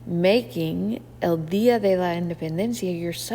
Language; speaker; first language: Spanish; non-native, fluent; English